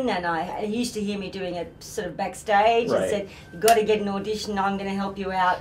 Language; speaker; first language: English; native; English